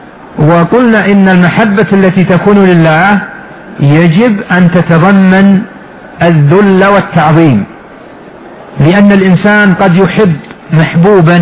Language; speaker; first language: Arabic; native; Arabic